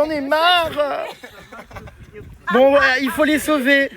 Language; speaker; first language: French; native; French